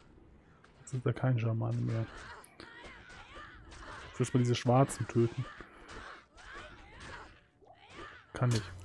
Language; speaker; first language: German; native; German